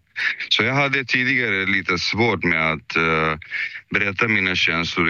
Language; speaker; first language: Swedish; early bilingual, other home language; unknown